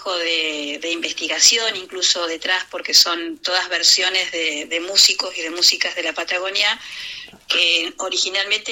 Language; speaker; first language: Spanish; native; Spanish